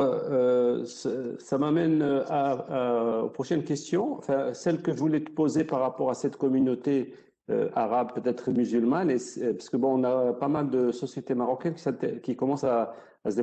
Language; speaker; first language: French; non-native, local second language; Arabic